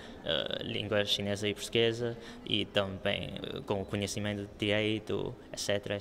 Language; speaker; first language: Portuguese; non-native, local second language; Chinese